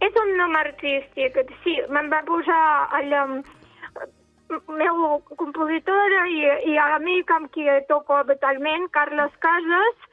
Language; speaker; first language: Catalan; non-native, fluent; Russian